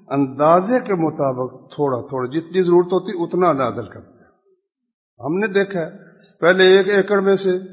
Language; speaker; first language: Urdu; non-native, local second language; Punjabi